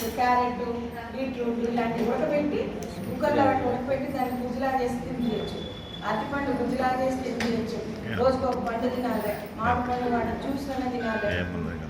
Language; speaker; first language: Telugu; native; Telugu